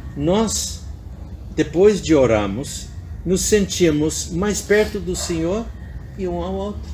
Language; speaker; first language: Portuguese; non-native, fluent; English